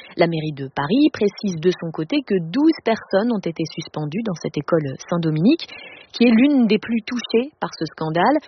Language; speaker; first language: French; native; French